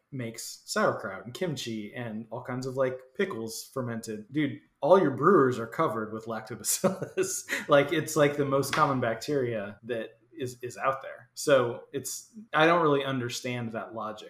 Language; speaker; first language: English; native; English